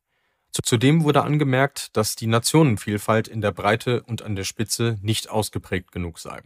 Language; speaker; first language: German; native; German